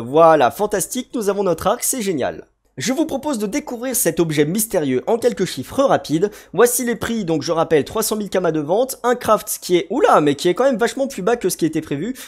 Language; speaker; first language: French; native; French